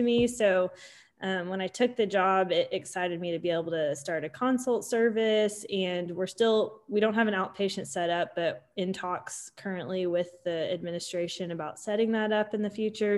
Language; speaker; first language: English; native; English